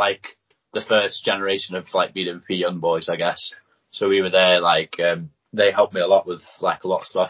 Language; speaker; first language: English; non-native, local second language; Welsh